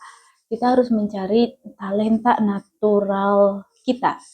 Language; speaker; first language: Indonesian; native; Indonesian